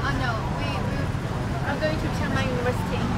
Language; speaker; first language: English; non-native, learner; Thai